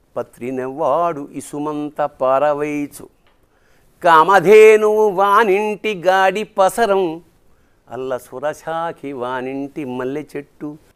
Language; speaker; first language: Telugu; native; Telugu